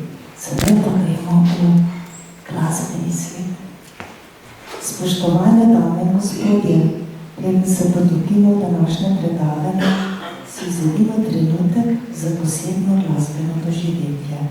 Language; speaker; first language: Slovenian; native; Slovenian